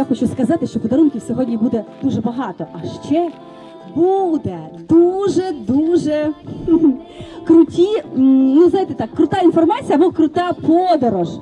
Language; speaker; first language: Ukrainian; native; Ukrainian